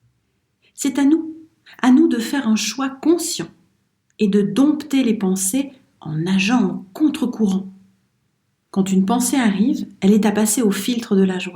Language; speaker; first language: French; native; French